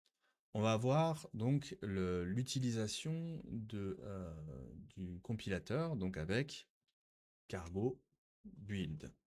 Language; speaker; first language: French; native; French